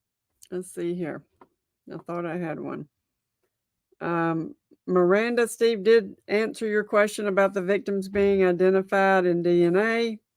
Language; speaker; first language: English; native; English